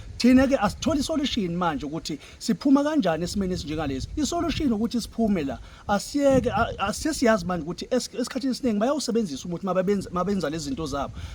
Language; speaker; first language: Zulu; native; Zulu